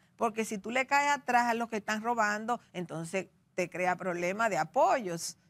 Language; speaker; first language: Spanish; native; Spanish